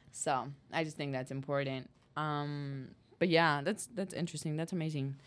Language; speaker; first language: English; non-native, fluent; Spanish